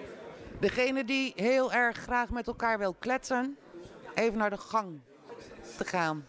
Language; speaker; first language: Dutch; native; Dutch